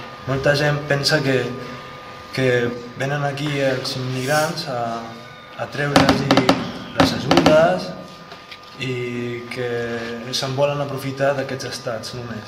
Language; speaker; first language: Catalan; early bilingual, other home language; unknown